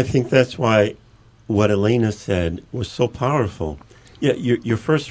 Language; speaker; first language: English; native; English